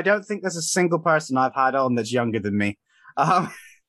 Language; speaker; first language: English; native; English